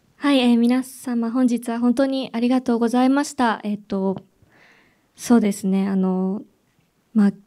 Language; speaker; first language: Japanese; native; Japanese